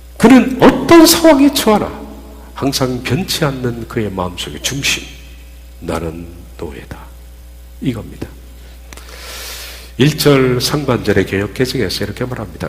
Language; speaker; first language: Korean; native; Korean